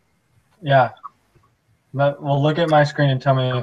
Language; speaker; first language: English; native; English